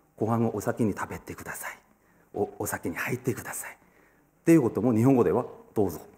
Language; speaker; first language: Japanese; non-native, fluent; Korean